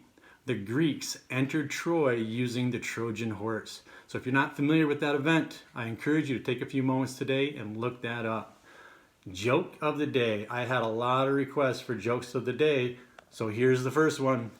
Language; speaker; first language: English; native; English